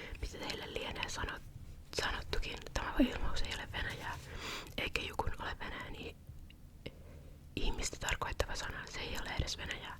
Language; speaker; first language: Finnish; native; Finnish